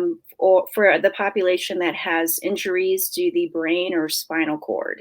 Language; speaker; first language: English; native; English